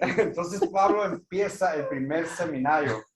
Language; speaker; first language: Spanish; native; Spanish